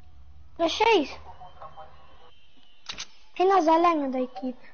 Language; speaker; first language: German; non-native, learner; Portuguese